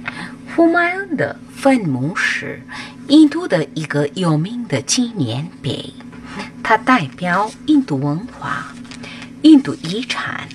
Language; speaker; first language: Chinese; non-native, fluent; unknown